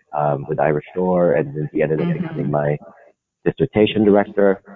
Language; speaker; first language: English; non-native, local second language; Filipino